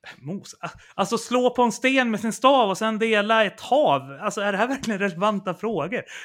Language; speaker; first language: Swedish; native; Swedish